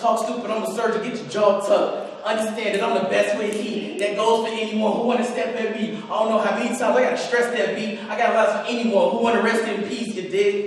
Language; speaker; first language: English; native; English